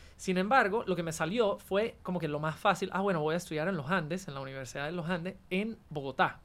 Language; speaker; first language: Spanish; non-native, fluent; English